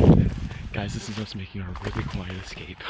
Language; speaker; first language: English; native; English